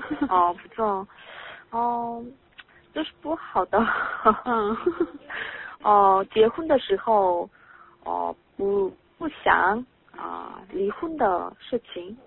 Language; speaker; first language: Chinese; non-native, learner; Korean